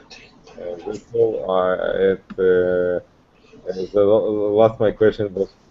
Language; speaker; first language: English; non-native, learner; Russian